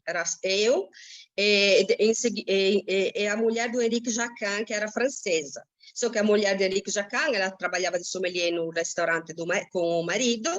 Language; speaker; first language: Portuguese; non-native, fluent; Italian